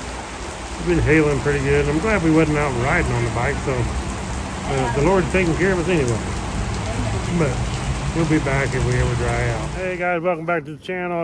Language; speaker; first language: English; native; English